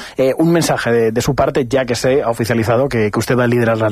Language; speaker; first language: Spanish; native; Spanish